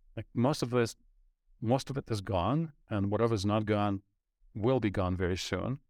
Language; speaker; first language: English; non-native, fluent; Ukrainian